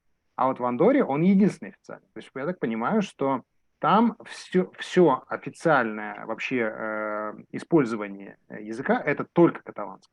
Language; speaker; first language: Russian; native; Russian